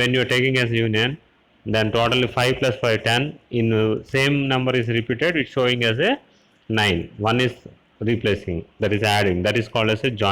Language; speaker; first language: English; non-native, local second language; Telugu